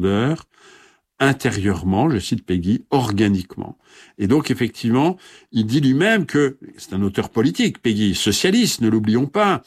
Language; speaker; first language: French; native; French